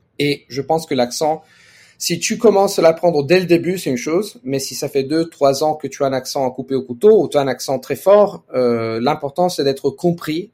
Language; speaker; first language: French; non-native, fluent; Italian